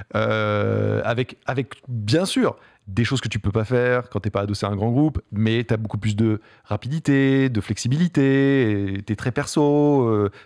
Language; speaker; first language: French; native; French